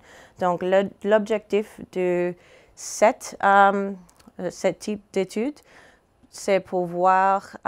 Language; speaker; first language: French; non-native, fluent; English